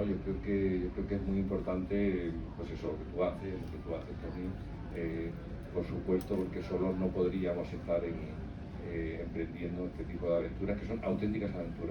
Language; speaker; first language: Spanish; native; Spanish